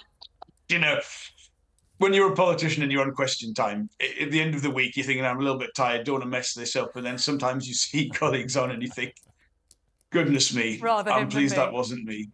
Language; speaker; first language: English; native; English